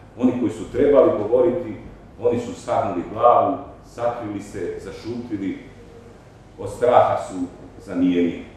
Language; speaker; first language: Croatian; native; Croatian